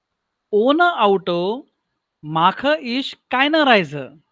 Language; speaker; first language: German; non-native, learner; Marathi